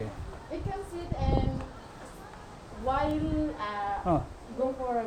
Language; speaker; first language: English; non-native, learner; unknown